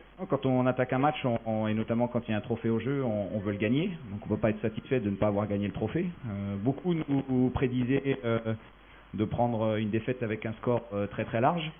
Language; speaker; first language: French; native; French